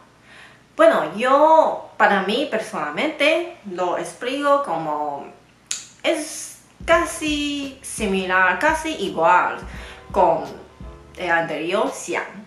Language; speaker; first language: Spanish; non-native, fluent; Chinese